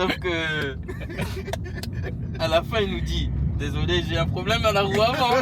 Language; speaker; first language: French; native; French